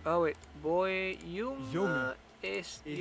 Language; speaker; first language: German; non-native, learner; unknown